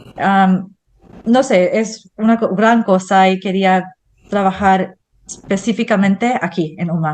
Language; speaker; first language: Spanish; non-native, fluent; English